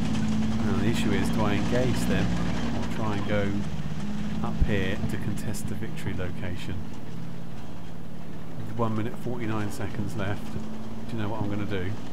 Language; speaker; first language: English; native; English